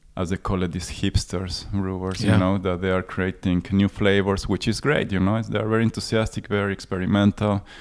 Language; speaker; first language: English; non-native, fluent; Spanish